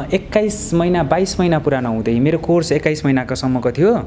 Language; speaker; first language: Nepali; native; Nepali